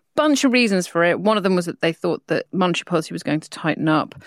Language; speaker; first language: English; native; English